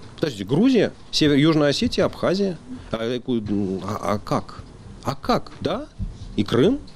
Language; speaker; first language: Russian; native; Russian